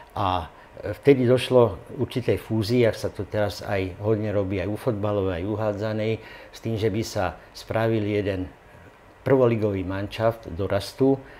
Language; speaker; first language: Slovak; native; Slovak